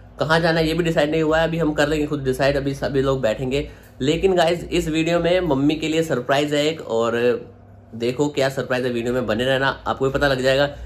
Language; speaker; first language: Hindi; native; Hindi